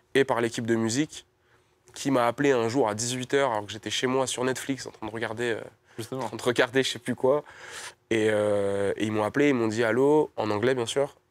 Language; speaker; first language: French; native; French